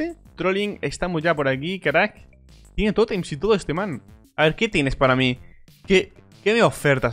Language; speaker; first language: Spanish; native; Spanish